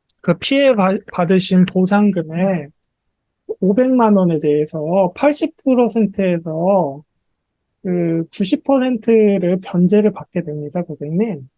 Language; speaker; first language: Korean; native; Korean